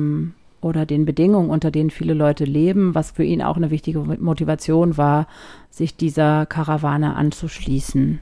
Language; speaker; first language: German; native; German